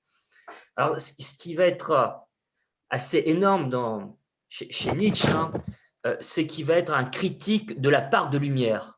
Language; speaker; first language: French; native; French